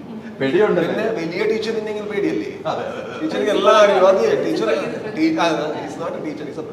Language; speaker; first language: Malayalam; non-native, learner; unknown